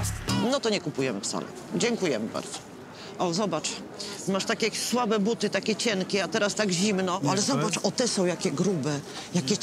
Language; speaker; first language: Polish; native; Polish